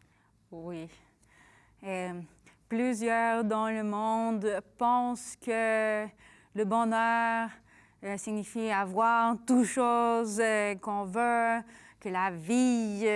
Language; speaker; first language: French; non-native, learner; English